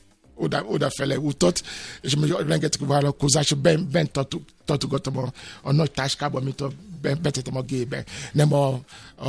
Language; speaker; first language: Hungarian; non-native, learner; Yoruba